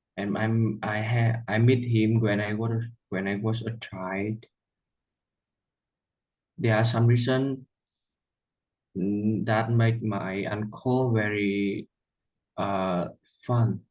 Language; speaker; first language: English; non-native, learner; Vietnamese